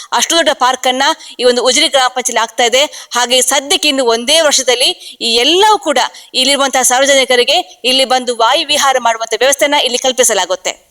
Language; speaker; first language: Kannada; native; Kannada